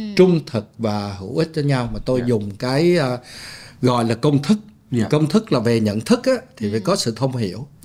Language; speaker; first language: Vietnamese; native; Vietnamese